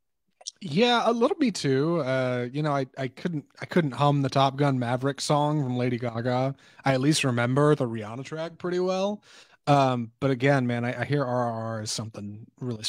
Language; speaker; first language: English; native; English